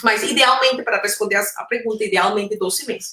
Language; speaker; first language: Portuguese; non-native, fluent; Spanish